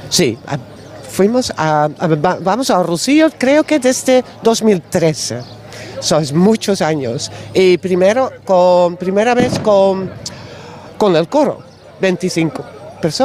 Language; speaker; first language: Spanish; non-native, learner; Dutch